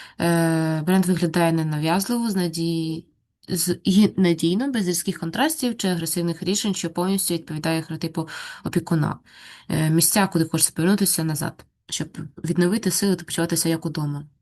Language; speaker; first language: Ukrainian; native; Ukrainian